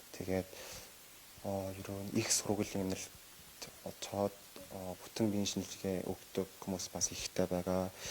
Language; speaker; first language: Mongolian; non-native, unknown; Korean